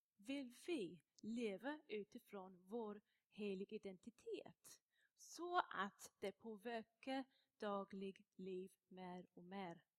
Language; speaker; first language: Swedish; non-native, fluent; English